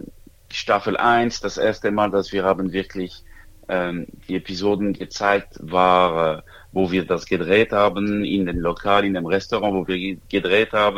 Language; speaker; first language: German; non-native, local second language; French